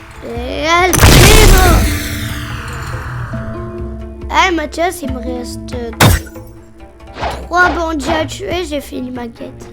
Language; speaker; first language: French; native; French